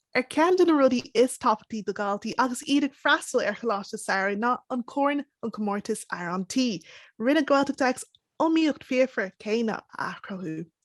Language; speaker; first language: Irish; non-native, local second language; English